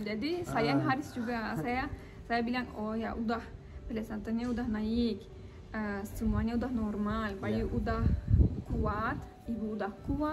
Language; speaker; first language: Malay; non-native, learner; Turkish